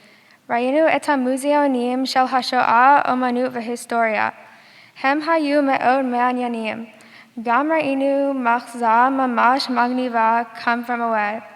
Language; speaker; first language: Hebrew; non-native, learner; English